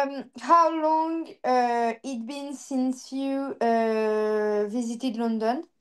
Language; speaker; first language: English; non-native, learner; French